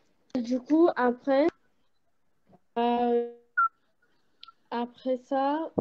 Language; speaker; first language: French; early bilingual, other home language; Portuguese